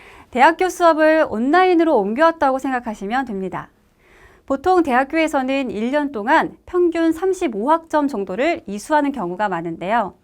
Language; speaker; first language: Korean; native; Korean